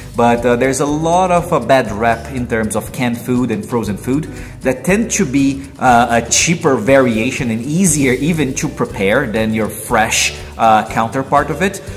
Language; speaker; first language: English; non-native, fluent; Portuguese